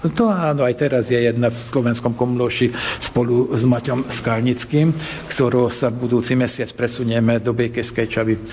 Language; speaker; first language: Slovak; early bilingual, heritage; Slovak